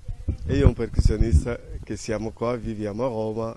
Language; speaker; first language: Italian; non-native, fluent; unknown